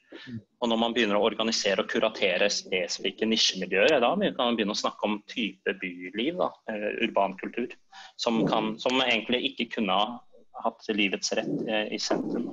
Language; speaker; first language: Norwegian; native; Norwegian